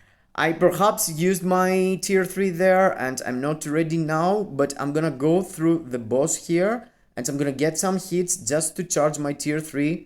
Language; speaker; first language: English; non-native, fluent; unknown